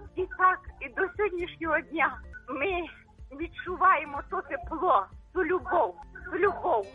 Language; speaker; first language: Ukrainian; native; Ukrainian